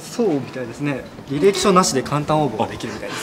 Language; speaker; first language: Japanese; native; Japanese